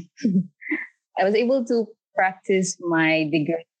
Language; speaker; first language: English; non-native, local second language; Filipino